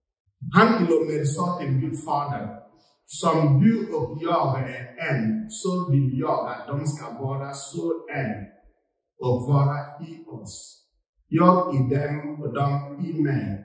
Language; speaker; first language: Swedish; non-native, fluent; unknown